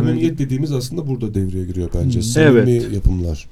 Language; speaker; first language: Turkish; native; Turkish